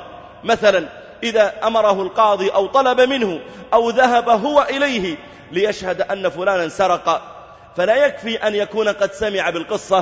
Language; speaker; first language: Arabic; native; Arabic